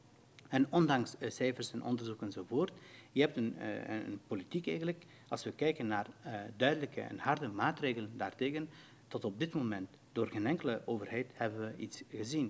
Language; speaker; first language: Dutch; non-native, fluent; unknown